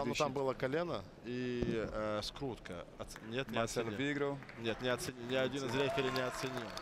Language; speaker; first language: Russian; native; Russian